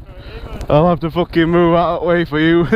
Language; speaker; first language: English; native; English